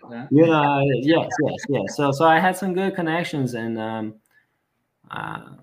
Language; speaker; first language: English; non-native, fluent; Serbian